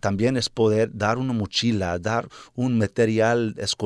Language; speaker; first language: Spanish; early bilingual, heritage; Spanish